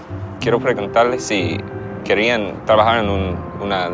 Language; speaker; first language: Spanish; non-native, fluent; English